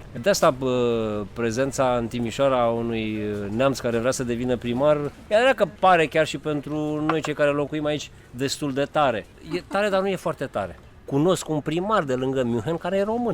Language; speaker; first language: Romanian; native; Romanian